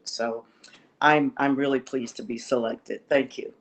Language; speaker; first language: English; native; English